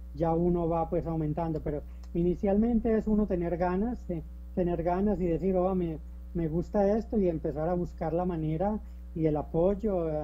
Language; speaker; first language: Spanish; native; Spanish